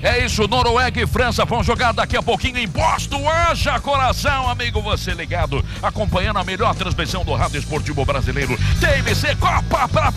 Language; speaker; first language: Portuguese; native; Portuguese